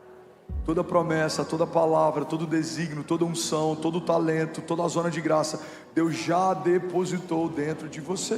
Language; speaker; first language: Portuguese; native; Portuguese